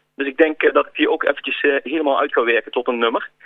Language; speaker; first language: Dutch; native; Dutch